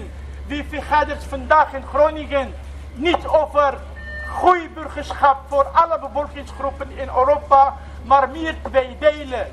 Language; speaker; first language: Dutch; non-native, learner; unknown